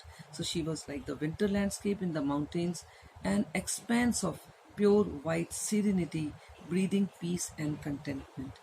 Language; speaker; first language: English; non-native, local second language; Hindi